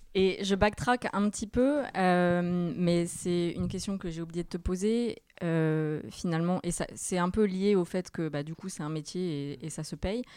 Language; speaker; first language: French; native; French